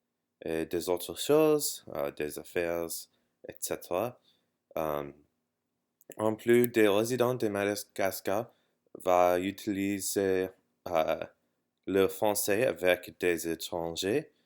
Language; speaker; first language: French; non-native, learner; English